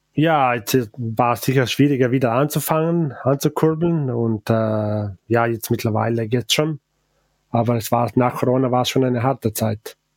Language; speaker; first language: German; non-native, local second language; Ladin